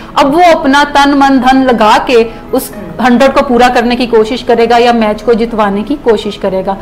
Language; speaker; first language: Urdu; native; Urdu